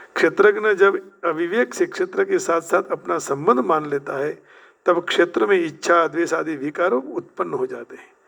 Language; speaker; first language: Hindi; non-native, local second language; Gujarati